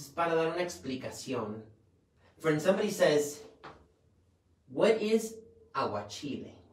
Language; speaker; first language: Spanish; native; Spanish